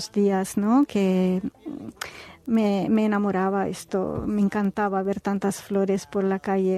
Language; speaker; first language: Spanish; non-native, fluent; Arabic